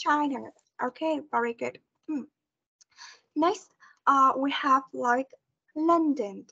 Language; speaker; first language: English; non-native, fluent; Vietnamese